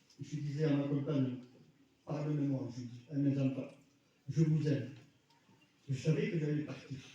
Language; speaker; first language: French; early bilingual, other home language; Arabic